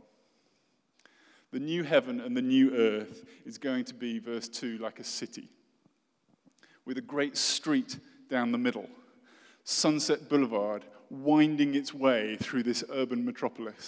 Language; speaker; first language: English; native; English